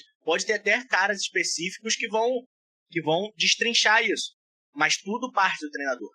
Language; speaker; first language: Portuguese; native; Portuguese